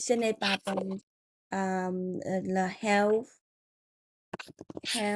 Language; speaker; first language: French; non-native, learner; Vietnamese